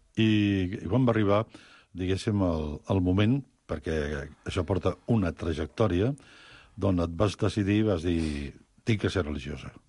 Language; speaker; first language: Catalan; native; Catalan